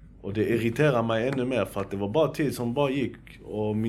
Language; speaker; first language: Swedish; early bilingual, other home language; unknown